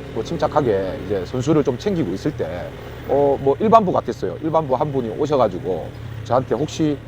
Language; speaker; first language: Korean; native; Korean